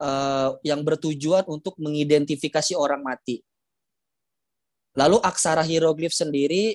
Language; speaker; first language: Indonesian; native; Indonesian